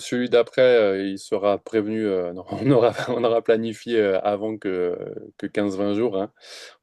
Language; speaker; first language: French; native; French